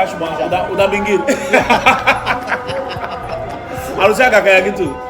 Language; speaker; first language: Indonesian; non-native, fluent; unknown